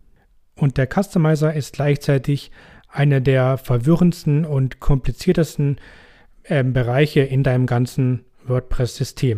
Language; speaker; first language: German; native; German